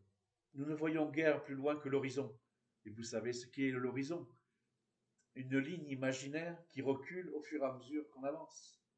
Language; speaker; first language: French; native; French